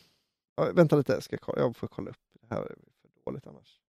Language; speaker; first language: Swedish; native; Swedish